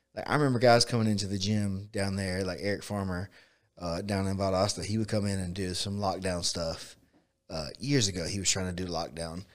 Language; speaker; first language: English; native; English